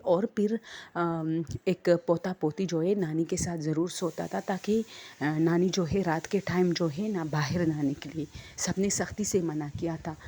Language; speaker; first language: Urdu; non-native, local second language; Pashto